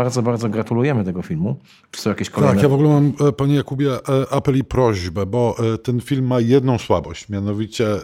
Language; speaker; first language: Polish; native; Polish